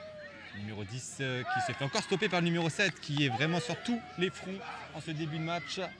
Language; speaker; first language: French; native; French